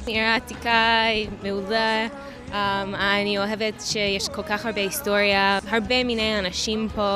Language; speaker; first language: Hebrew; non-native, fluent; English